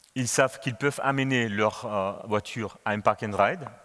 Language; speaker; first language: French; non-native, fluent; German